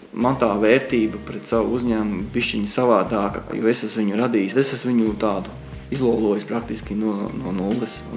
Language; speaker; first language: Latvian; native; Latvian